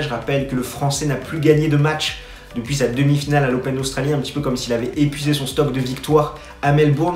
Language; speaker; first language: French; native; French